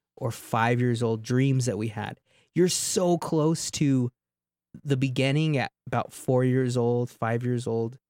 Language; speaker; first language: English; native; English